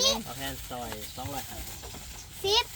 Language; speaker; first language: Thai; non-native, local second language; Northeastern Thai